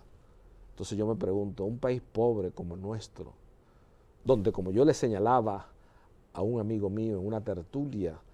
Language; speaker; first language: Spanish; native; Spanish